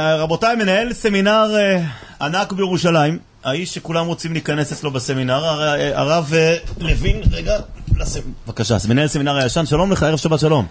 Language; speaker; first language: Hebrew; native; Hebrew